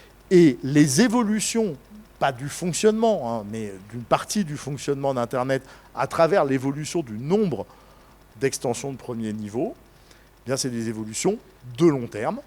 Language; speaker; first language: French; native; French